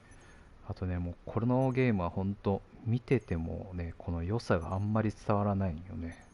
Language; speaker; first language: Japanese; native; Japanese